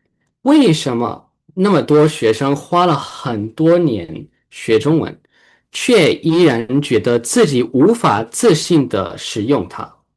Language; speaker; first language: Chinese; early bilingual, heritage; Chinese